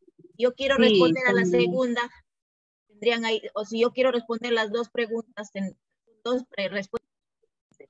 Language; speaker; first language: Spanish; native; Spanish